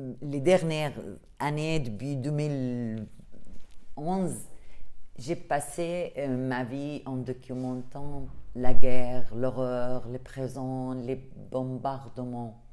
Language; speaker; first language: French; non-native, learner; Arabic